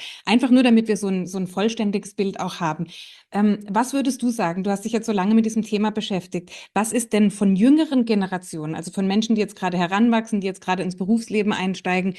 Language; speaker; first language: German; native; German